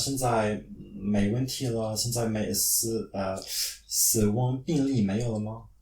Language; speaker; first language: Chinese; non-native, fluent; French